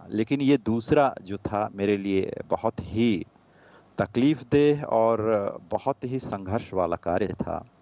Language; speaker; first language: Hindi; non-native, local second language; Gujarati